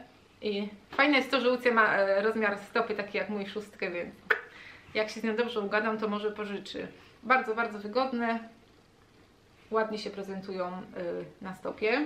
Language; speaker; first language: Polish; native; Polish